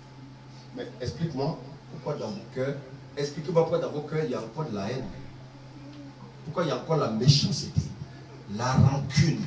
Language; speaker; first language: French; native; French